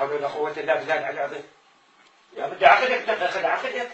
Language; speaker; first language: Arabic; native; Arabic